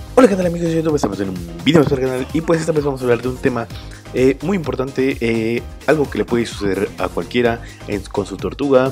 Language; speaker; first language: Spanish; native; Spanish